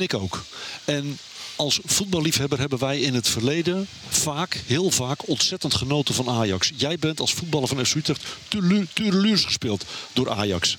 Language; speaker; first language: Dutch; native; Dutch